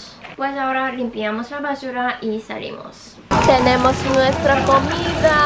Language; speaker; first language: Spanish; non-native, learner; Korean